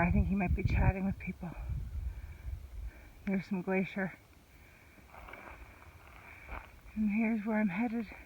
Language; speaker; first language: English; non-native, fluent; German